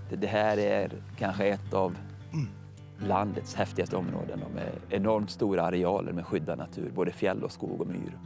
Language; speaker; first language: Swedish; native; Swedish